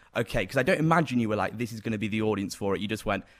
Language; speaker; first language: English; native; English